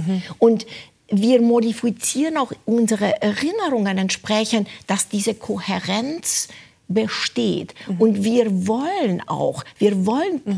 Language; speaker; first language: German; non-native, fluent; Romanian